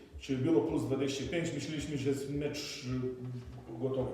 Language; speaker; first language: Polish; non-native, learner; Croatian